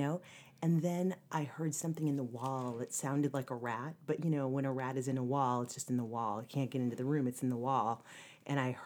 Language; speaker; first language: English; native; English